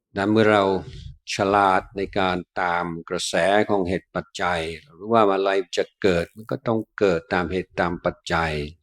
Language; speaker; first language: Thai; non-native, fluent; English